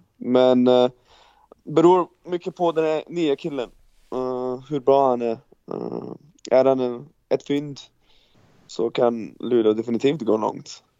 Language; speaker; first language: Swedish; non-native, fluent; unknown